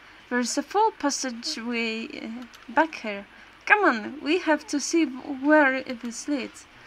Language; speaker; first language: English; non-native, learner; Polish